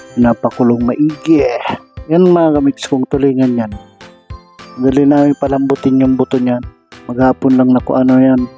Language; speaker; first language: Filipino; non-native, local second language; Bikol